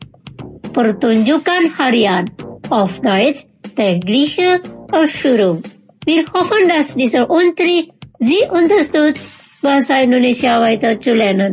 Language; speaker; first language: German; non-native, fluent; Indonesian